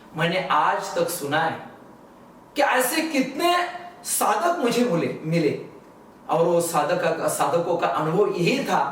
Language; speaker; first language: Hindi; non-native, local second language; Marathi